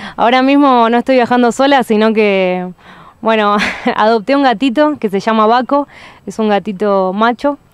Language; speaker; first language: Spanish; native; Spanish